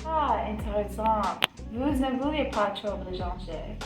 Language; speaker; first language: French; non-native, learner; English